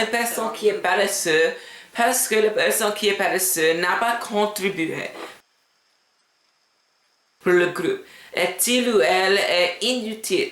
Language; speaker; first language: French; non-native, learner; English